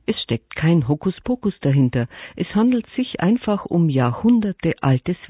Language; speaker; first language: German; native; German